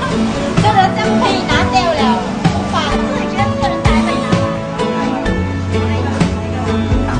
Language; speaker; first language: Chinese; non-native, fluent; Vietnamese